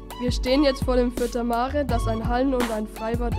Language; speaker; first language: German; native; German